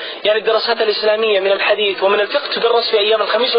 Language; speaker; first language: Arabic; native; Arabic